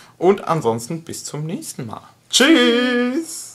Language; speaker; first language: German; native; German